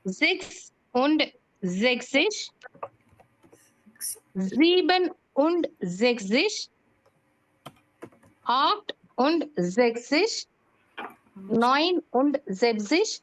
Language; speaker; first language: German; non-native, fluent; Tamil